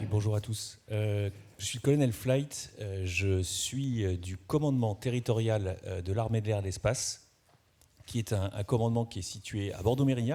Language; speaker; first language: French; native; French